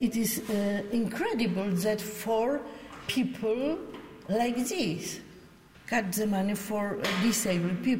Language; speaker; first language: English; non-native, learner; Polish